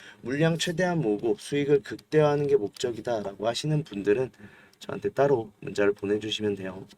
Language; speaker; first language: Korean; native; Korean